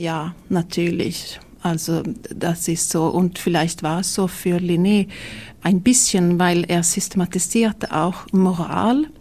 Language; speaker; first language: German; non-native, learner; Swedish